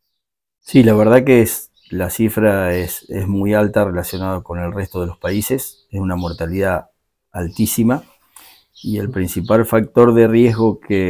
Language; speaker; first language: Spanish; native; Spanish